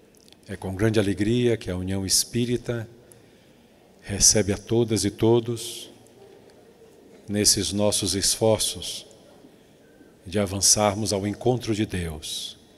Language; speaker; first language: Portuguese; native; Portuguese